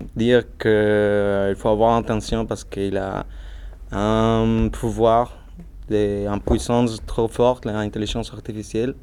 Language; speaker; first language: French; non-native, learner; Spanish